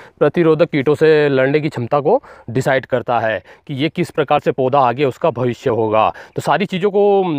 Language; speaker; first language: Hindi; native; Hindi